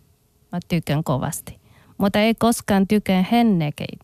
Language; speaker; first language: Finnish; non-native, learner; Chinese